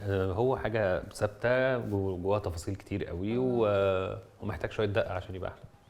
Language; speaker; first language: Arabic; native; Arabic